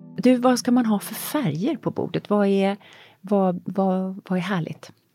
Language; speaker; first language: Swedish; early bilingual, other home language; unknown